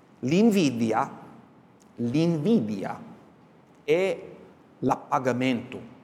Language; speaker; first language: Italian; non-native, fluent; English